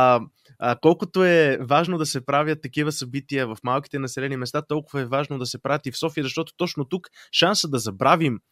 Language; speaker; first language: Bulgarian; native; Bulgarian